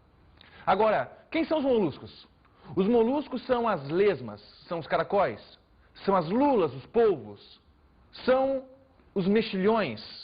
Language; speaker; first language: Portuguese; native; Portuguese